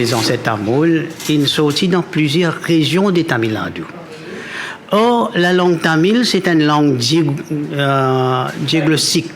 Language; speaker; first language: French; non-native, local second language; Morisyen